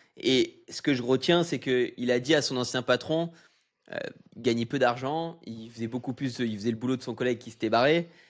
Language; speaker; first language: French; native; French